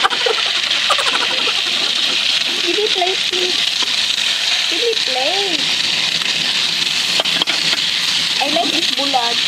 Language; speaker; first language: English; non-native, learner; Cebuano